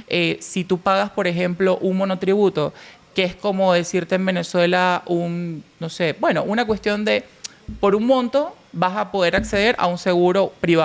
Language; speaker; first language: Spanish; native; Spanish